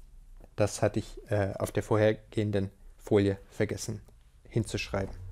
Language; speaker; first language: German; native; German